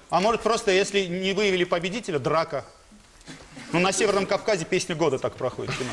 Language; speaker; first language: Russian; non-native, local second language; Armenian